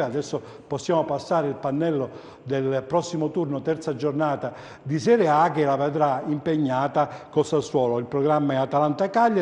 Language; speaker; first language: Italian; native; Italian